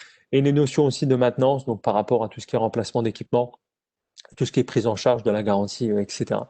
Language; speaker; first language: French; native; French